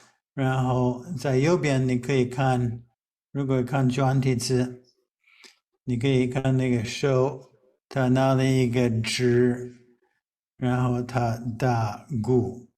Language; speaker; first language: Chinese; non-native, fluent; English